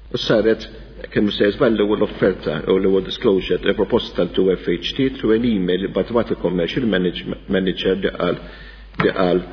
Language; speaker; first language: English; non-native, local second language; Maltese